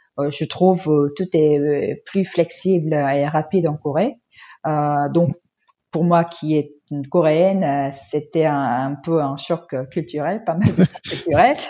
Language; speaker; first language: French; non-native, fluent; Korean